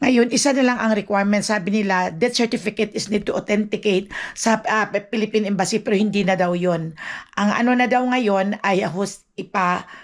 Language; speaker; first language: Filipino; native; Filipino